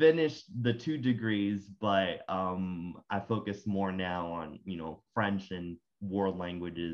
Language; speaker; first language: English; non-native, fluent; Spanish